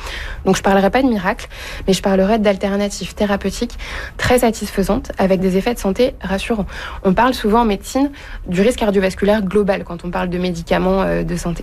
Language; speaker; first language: French; native; French